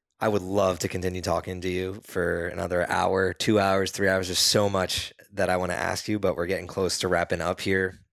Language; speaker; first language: English; native; English